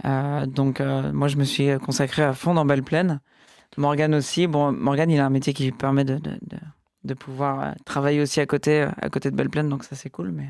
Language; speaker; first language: French; native; French